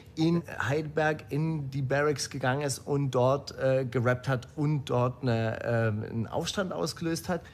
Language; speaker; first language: German; native; German